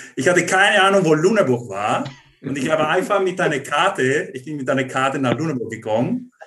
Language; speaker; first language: German; non-native, fluent; Italian